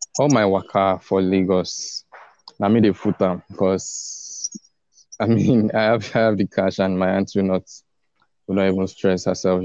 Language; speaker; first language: English; non-native, local second language; Yoruba